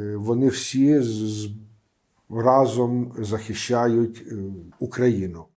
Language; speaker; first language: Ukrainian; non-native, local second language; Romanian